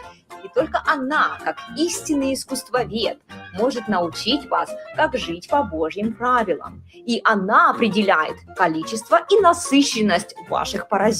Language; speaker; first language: Russian; native; Russian